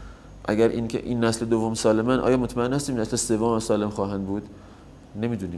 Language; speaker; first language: Persian; native; Persian